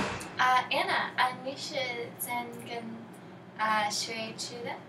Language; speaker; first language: Chinese; non-native, learner; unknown